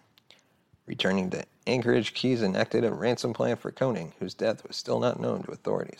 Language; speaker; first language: English; native; English